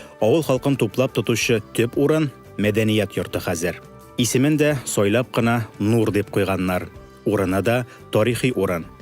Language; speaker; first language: Tatar; native; Tatar